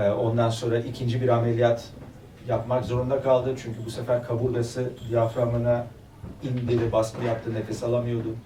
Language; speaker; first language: Turkish; early bilingual, other home language; German